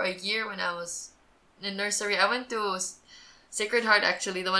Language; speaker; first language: English; native; English